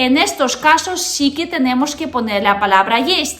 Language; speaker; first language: Spanish; non-native, fluent; Russian